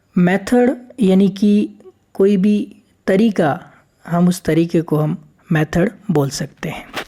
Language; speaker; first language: Hindi; native; Hindi